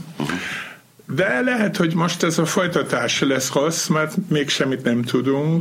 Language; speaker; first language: Hungarian; non-native, fluent; Dutch